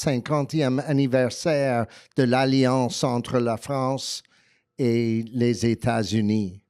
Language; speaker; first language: French; early bilingual, heritage; French